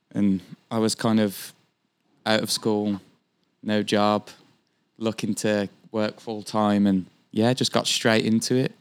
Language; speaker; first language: English; native; English